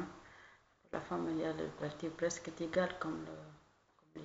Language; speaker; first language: French; non-native, learner; Arabic